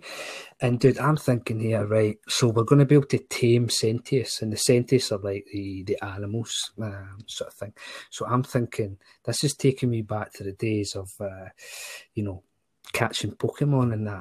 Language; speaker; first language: English; native; English